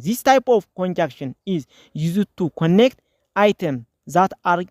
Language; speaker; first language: English; non-native, local second language; Amharic